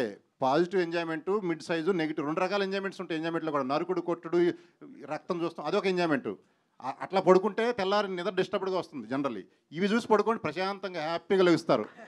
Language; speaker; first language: Telugu; native; Telugu